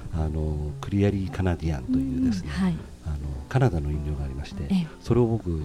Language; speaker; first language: Japanese; native; Japanese